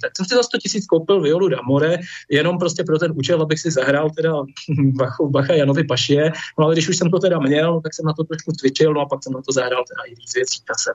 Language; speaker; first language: Czech; native; Czech